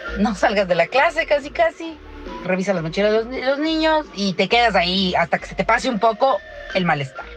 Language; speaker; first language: Spanish; native; Spanish